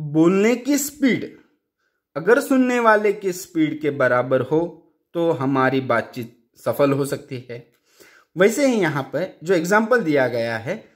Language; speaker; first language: Hindi; non-native, local second language; Marathi